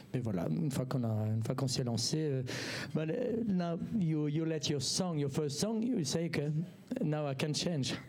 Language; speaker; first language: English; non-native, learner; French